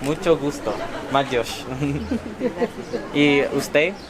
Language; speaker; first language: Spanish; non-native, learner; English